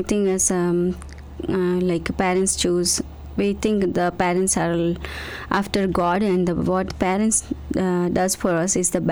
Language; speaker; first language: English; non-native, local second language; Gujarati